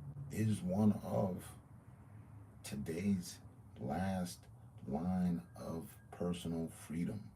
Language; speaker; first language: English; native; English